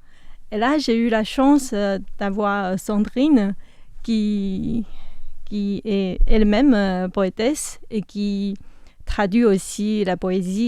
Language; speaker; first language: French; non-native, fluent; Chinese